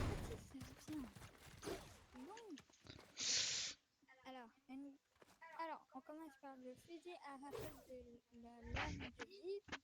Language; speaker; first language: French; native; French